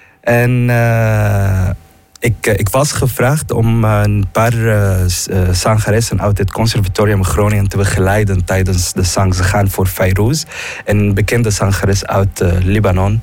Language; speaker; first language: Dutch; non-native, fluent; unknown